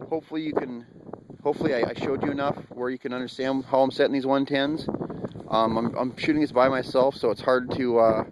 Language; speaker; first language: English; native; English